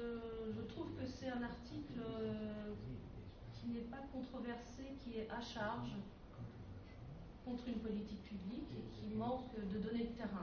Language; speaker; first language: French; native; French